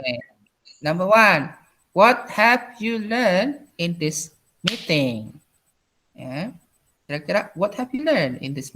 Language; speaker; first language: English; non-native, learner; Indonesian